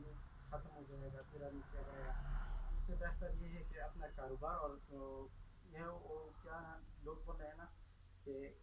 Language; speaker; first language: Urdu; non-native, local second language; Pashto